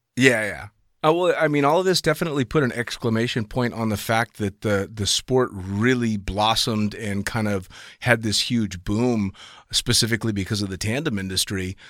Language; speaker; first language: English; native; English